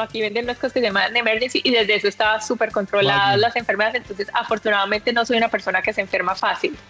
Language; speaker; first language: Spanish; native; Spanish